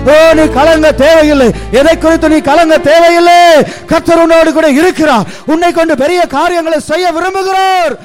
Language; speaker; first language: Tamil; native; Tamil